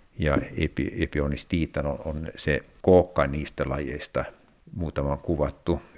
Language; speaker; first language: Finnish; non-native, local second language; Swedish